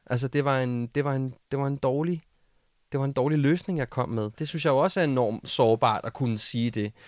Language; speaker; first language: Danish; native; Danish